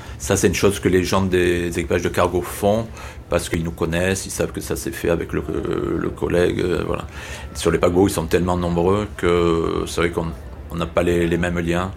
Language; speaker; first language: French; native; French